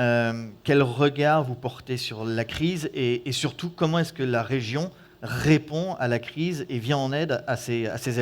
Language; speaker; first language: French; native; French